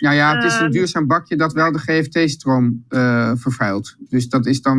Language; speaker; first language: Dutch; native; Dutch